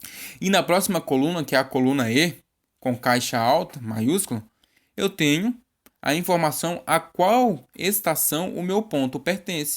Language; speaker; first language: Portuguese; native; Portuguese